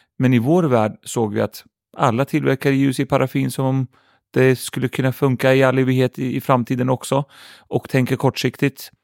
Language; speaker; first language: Swedish; early bilingual, other home language; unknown